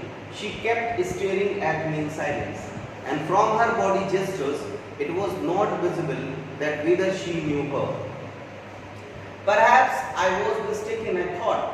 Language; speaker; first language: English; non-native, local second language; Hindi